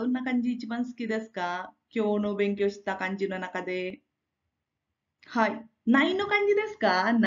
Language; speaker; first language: Japanese; non-native, fluent; Marathi